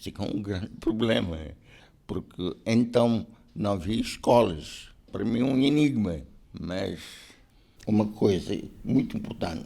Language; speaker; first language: Portuguese; non-native, local second language; Konkani